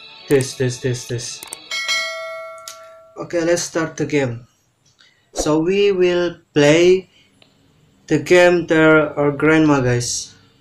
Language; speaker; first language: English; non-native, learner; Indonesian